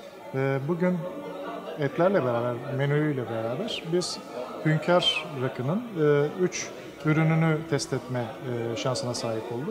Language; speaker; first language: Turkish; native; Turkish